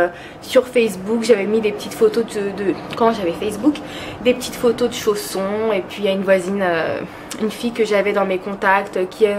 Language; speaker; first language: French; early bilingual, other home language; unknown